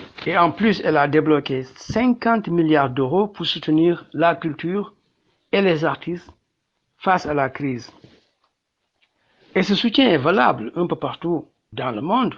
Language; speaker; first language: French; non-native, local second language; Wolof